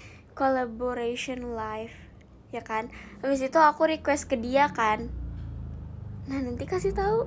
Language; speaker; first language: Indonesian; native; Indonesian